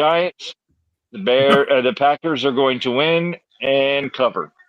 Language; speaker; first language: English; native; English